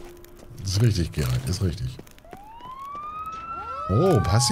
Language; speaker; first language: German; native; German